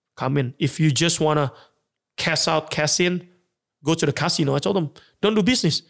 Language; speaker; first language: English; non-native, fluent; Indonesian